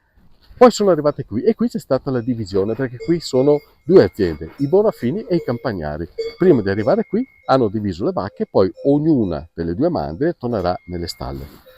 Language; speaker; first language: Italian; native; Italian